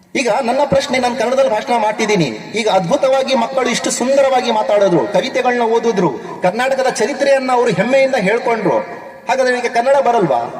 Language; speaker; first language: Kannada; non-native, local second language; Urdu